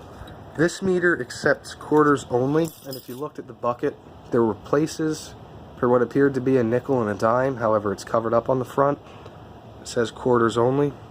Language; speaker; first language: English; native; English